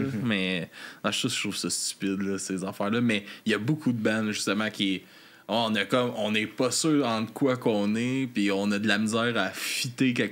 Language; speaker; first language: French; native; French